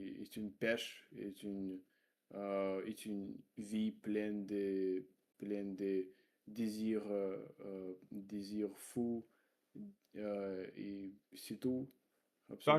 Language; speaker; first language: French; non-native, learner; Russian